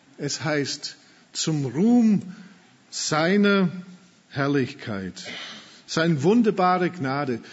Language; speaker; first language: German; non-native, fluent; English